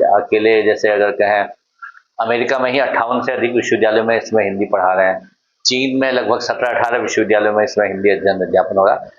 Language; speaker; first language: Hindi; native; Hindi